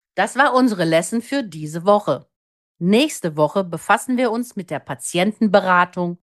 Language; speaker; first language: German; native; German